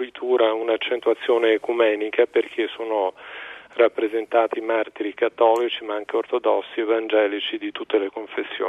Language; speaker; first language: Italian; native; Italian